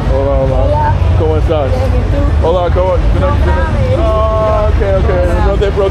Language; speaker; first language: Spanish; non-native, learner; English